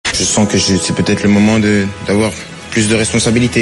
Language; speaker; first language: French; native; French